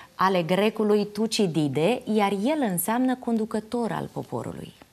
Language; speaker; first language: Romanian; native; Romanian